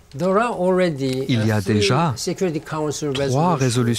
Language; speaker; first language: French; non-native, learner; Korean